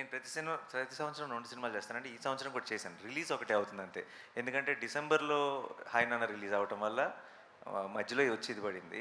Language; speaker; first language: Telugu; native; Telugu